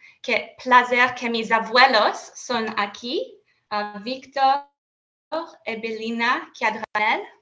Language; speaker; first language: Spanish; non-native, learner; English